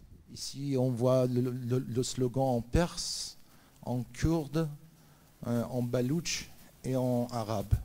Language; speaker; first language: French; non-native, fluent; Persian